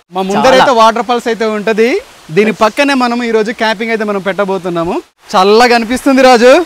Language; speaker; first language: Telugu; non-native, local second language; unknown